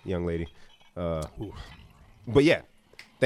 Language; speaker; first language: English; native; English